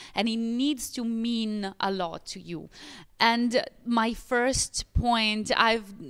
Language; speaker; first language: English; non-native, fluent; Italian